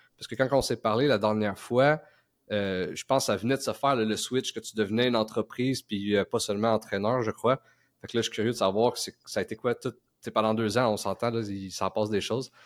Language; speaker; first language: French; native; French